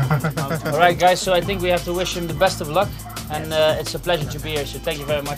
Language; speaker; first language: English; non-native, fluent; Dutch